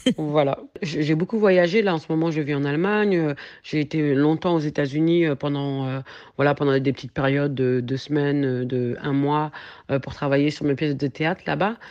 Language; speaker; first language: French; early bilingual, other home language; Soninke